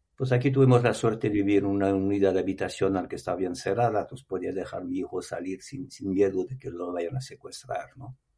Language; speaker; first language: Spanish; non-native, fluent; French